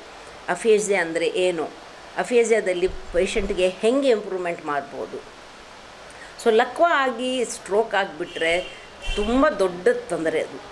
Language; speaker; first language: Kannada; non-native, local second language; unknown